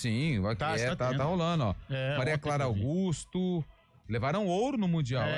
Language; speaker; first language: Portuguese; native; Portuguese